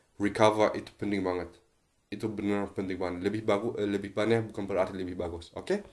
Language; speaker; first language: Indonesian; non-native, fluent; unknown